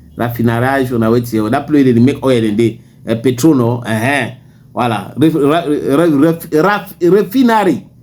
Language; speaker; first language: Nigerian Pidgin; native; Nigerian Pidgin